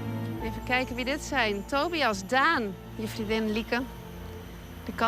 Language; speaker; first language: Dutch; native; Dutch